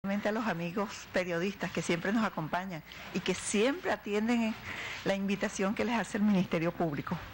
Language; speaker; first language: Spanish; native; Spanish